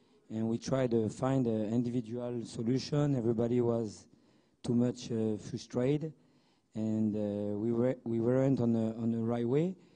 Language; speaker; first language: English; non-native, fluent; French